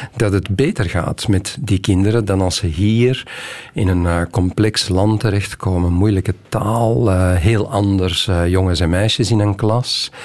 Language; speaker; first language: Dutch; native; Dutch